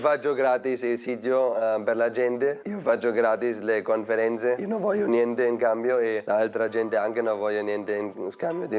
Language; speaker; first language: Italian; non-native, fluent; German